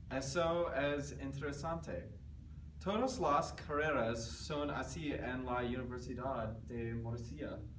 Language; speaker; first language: Spanish; non-native, learner; English